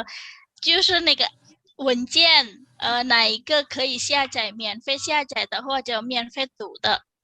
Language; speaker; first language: Chinese; non-native, fluent; Indonesian